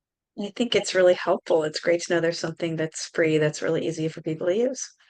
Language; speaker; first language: English; native; English